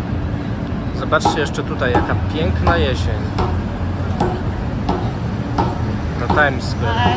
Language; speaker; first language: Polish; native; Polish